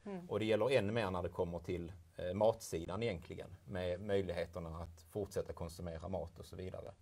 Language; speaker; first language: Swedish; native; Swedish